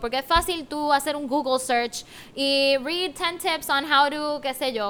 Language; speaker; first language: Spanish; native; Spanish